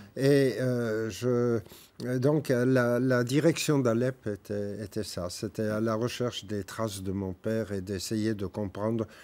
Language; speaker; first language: French; native; French